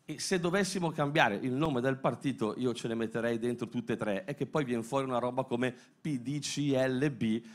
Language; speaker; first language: Italian; native; Italian